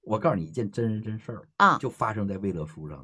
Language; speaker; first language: Chinese; native; Chinese